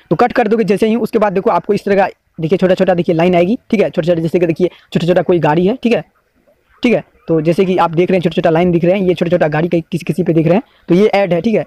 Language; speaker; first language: Hindi; native; Hindi